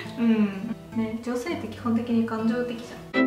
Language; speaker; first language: Japanese; non-native, fluent; Russian